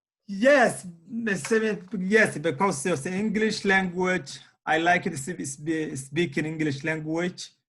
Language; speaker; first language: English; non-native, learner; Somali